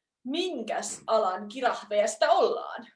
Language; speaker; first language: Finnish; native; Finnish